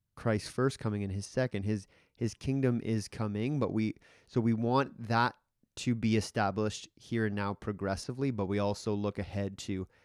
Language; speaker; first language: English; native; English